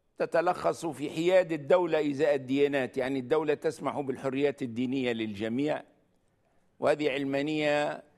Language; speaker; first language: Arabic; native; Arabic